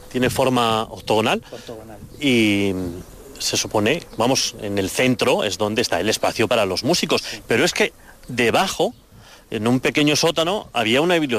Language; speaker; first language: Spanish; native; Spanish